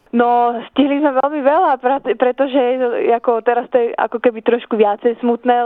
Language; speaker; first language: Slovak; early bilingual, heritage; Slovak